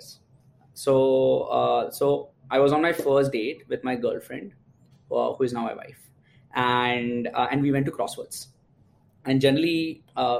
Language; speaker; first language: English; non-native, local second language; Gujarati